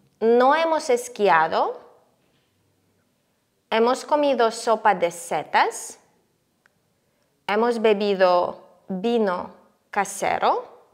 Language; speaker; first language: Spanish; non-native, fluent; Ukrainian